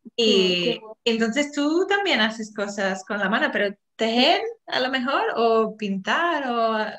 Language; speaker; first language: Spanish; non-native, fluent; English